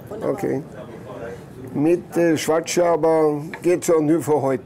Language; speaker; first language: German; non-native, learner; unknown